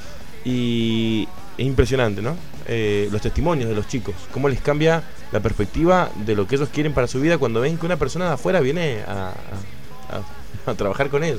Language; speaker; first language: Spanish; native; Spanish